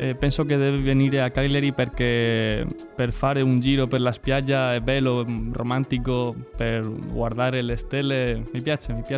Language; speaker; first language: Italian; non-native, learner; Spanish